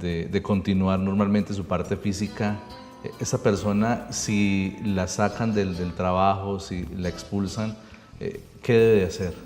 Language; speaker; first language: Spanish; native; Spanish